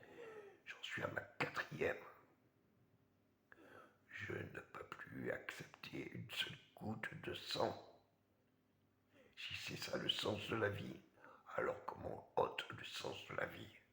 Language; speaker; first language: French; native; French